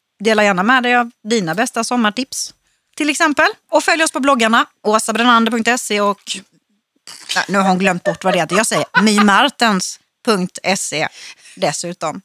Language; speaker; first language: Swedish; native; Swedish